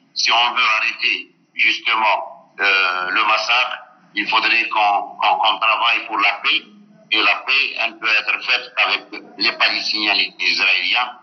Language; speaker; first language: French; non-native, local second language; Arabic